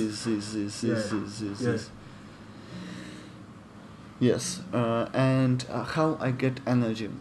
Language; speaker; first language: English; non-native, learner; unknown